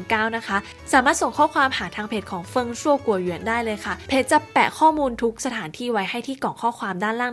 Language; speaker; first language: Thai; native; Thai